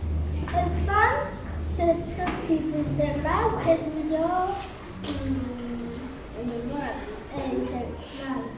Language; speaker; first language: Catalan; non-native, local second language; Spanish